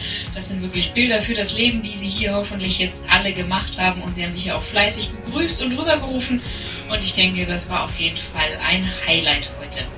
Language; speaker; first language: German; native; German